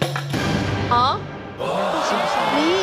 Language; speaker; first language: Chinese; native; Chinese